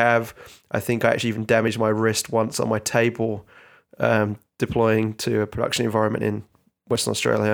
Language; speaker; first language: English; native; English